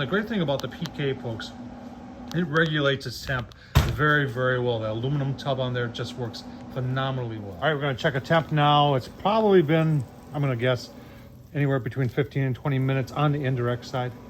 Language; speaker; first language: English; native; English